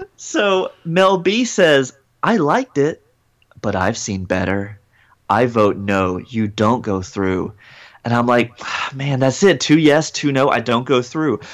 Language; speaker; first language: English; native; English